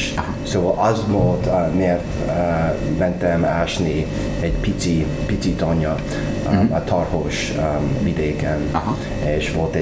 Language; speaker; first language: Hungarian; non-native, learner; English